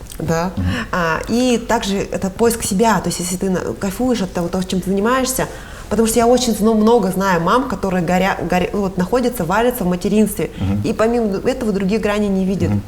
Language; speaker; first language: Russian; native; Russian